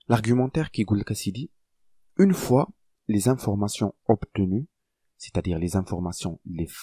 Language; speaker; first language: French; non-native, local second language; Arabic